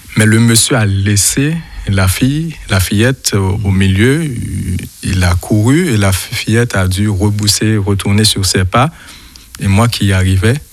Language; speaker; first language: French; non-native, local second language; Haitian Creole